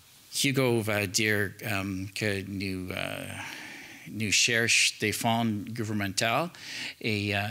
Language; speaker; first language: French; non-native, learner; English